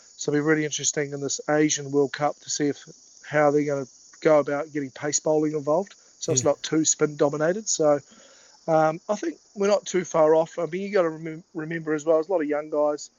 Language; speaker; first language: English; native; English